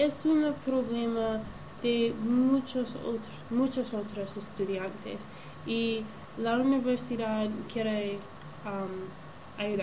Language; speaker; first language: Spanish; non-native, learner; English